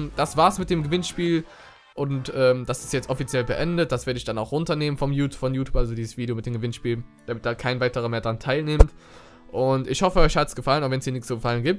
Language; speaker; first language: German; native; German